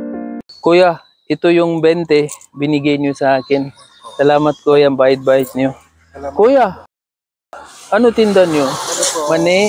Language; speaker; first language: Filipino; non-native, learner; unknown